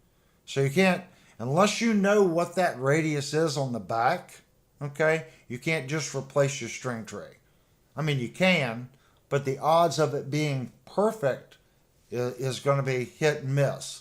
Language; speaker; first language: English; native; English